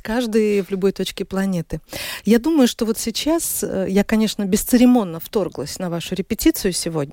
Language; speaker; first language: Russian; native; Russian